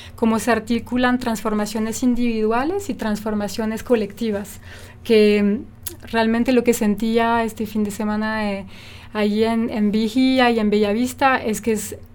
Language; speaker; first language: Spanish; non-native, fluent; French